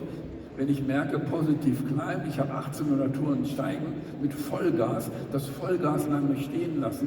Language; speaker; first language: German; native; German